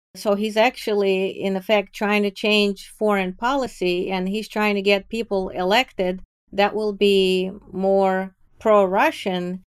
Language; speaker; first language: English; non-native, fluent; Ukrainian